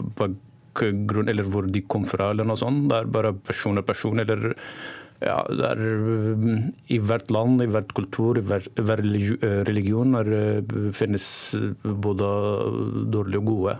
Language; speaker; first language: Norwegian; non-native, learner; Arabic